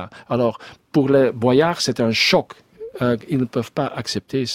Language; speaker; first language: French; non-native, learner; Dutch